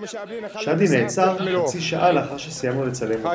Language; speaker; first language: Hebrew; native; Hebrew